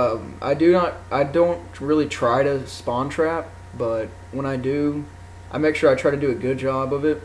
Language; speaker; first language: English; native; English